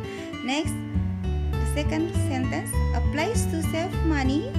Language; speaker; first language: English; non-native, learner; Indonesian